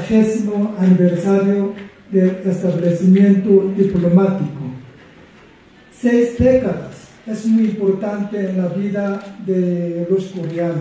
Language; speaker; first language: Spanish; non-native, fluent; Korean